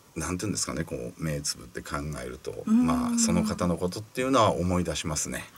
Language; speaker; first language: Japanese; native; Japanese